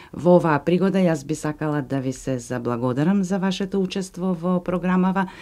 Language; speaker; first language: Macedonian; native; Macedonian